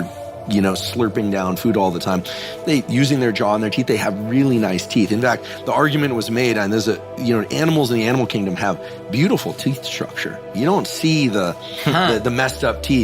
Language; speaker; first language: English; native; English